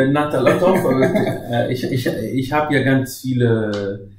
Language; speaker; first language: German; non-native, fluent; Arabic